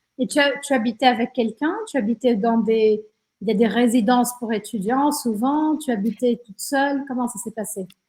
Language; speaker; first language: French; native; French